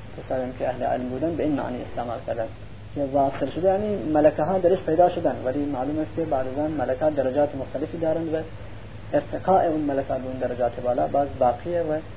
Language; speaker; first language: Persian; non-native, local second language; Central Kurdish